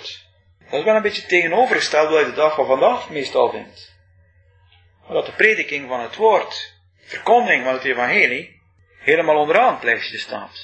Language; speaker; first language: Dutch; native; Dutch